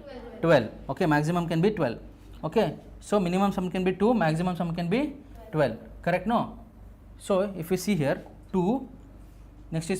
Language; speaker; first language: English; non-native, local second language; Telugu